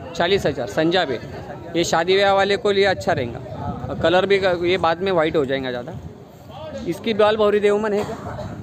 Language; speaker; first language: Hindi; non-native, local second language; Marathi